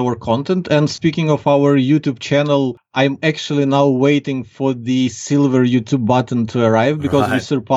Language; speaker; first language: English; non-native, fluent; Ukrainian